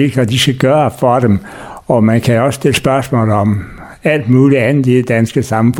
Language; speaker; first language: Danish; native; Danish